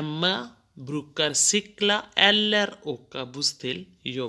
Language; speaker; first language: Swedish; non-native, fluent; Hindi